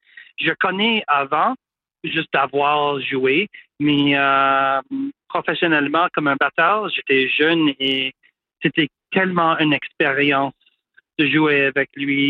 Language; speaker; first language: French; non-native, local second language; English